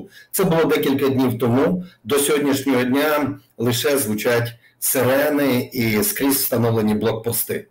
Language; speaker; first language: Ukrainian; native; Ukrainian